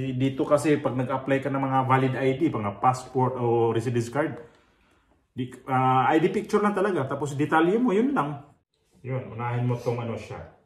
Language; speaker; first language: Filipino; non-native, local second language; Cebuano